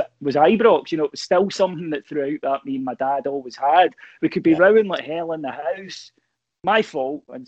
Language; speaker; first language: English; native; English